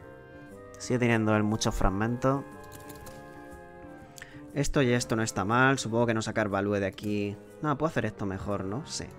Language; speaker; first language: Spanish; native; Spanish